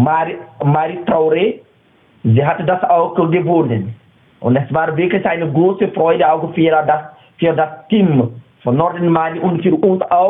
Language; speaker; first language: German; non-native, learner; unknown